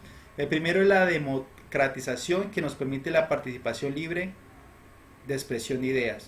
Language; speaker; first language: Spanish; native; Spanish